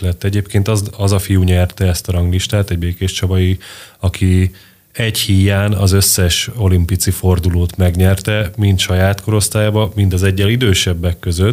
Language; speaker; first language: Hungarian; native; Hungarian